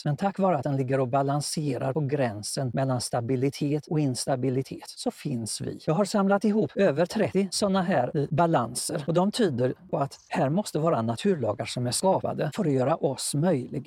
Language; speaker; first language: Swedish; native; Swedish